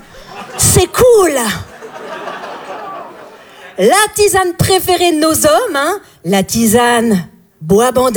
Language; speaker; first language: French; native; French